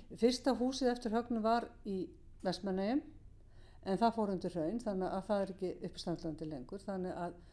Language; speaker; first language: Icelandic; native; Icelandic